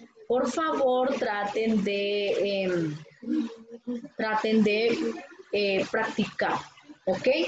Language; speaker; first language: Spanish; native; Spanish